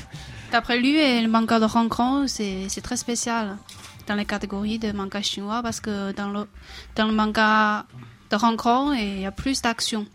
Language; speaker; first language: French; non-native, fluent; Chinese